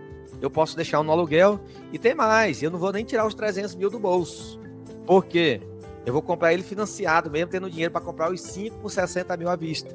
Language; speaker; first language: Portuguese; native; Portuguese